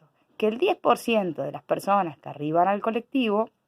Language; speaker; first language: Spanish; native; Spanish